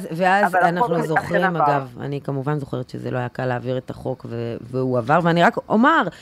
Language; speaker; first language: Hebrew; native; Hebrew